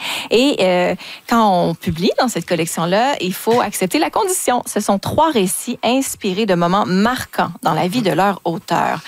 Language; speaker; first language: French; native; French